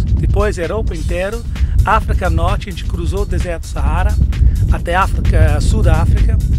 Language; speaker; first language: Portuguese; non-native, fluent; English